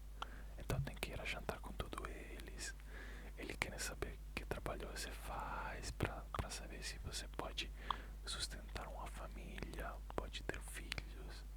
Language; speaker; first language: Portuguese; non-native, fluent; Italian